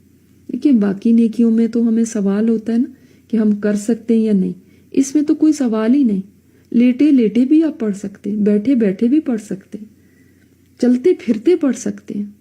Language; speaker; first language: Urdu; native; Urdu